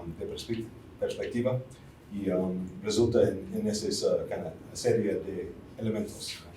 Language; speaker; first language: Spanish; non-native, fluent; English